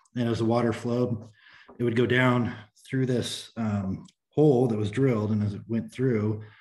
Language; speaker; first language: English; native; English